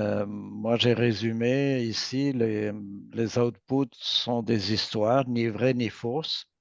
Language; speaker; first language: French; native; French